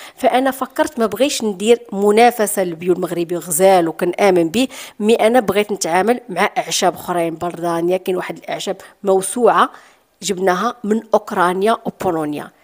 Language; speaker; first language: Arabic; native; Arabic